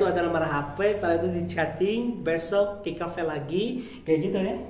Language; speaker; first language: Indonesian; non-native, learner; Arabic